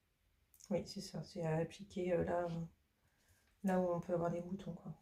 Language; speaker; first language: French; native; French